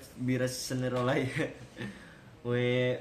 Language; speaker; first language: Turkish; non-native, learner; Indonesian